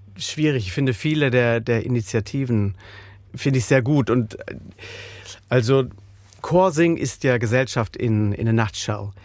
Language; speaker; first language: German; native; German